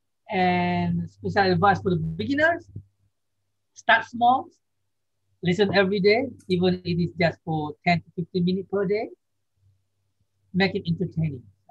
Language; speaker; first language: English; non-native, fluent; Indonesian